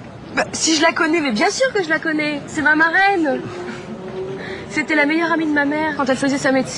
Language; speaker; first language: French; native; French